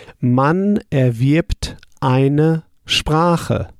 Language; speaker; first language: German; non-native, fluent; English